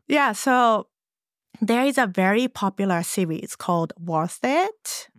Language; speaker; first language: English; non-native, fluent; Japanese